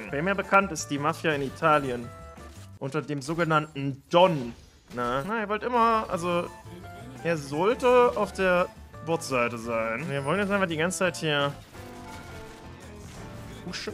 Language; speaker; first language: German; native; German